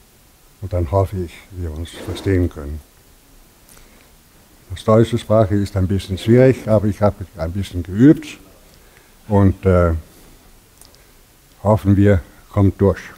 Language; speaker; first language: German; non-native, learner; Danish